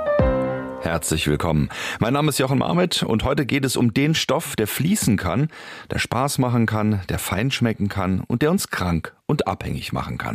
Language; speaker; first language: German; native; German